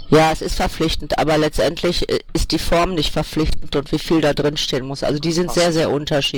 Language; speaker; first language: German; native; German